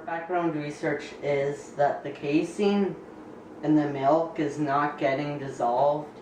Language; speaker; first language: English; native; English